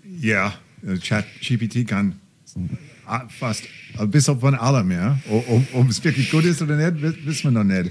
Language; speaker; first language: German; non-native, fluent; English